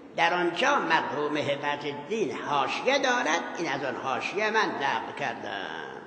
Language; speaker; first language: Persian; non-native, local second language; Azerbaijani